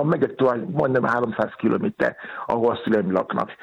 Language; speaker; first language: Hungarian; non-native, learner; Yoruba